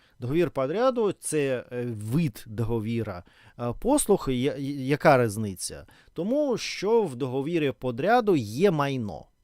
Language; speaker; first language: Ukrainian; non-native, learner; Russian